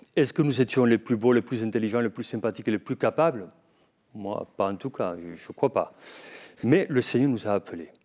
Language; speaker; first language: French; non-native, fluent; Spanish